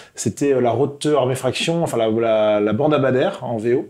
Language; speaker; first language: French; native; French